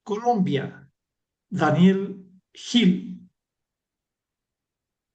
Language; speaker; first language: Spanish; native; Spanish